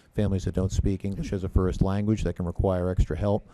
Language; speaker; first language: English; native; English